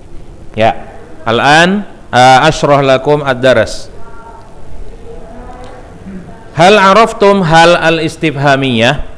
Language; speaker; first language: Arabic; non-native, fluent; Indonesian